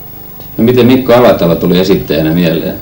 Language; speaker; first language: Finnish; native; Finnish